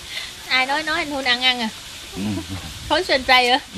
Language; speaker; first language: Vietnamese; native; Vietnamese